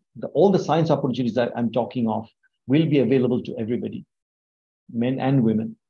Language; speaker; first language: English; non-native, local second language; Bangla